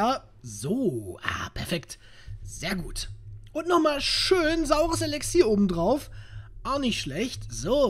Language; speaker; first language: German; native; German